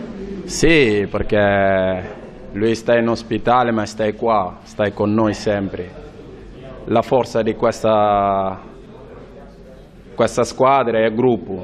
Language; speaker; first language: Italian; non-native, learner; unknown